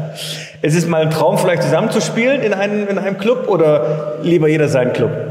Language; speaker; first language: German; native; German